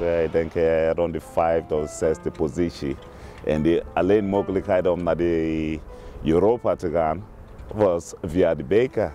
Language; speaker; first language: Dutch; non-native, fluent; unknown